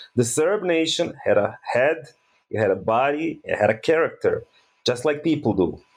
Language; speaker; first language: English; early bilingual, other home language; Bosnian